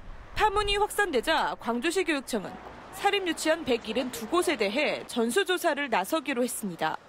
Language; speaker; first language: Korean; native; Korean